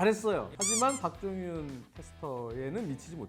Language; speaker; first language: Korean; native; Korean